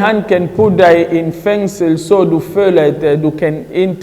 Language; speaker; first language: Danish; non-native, learner; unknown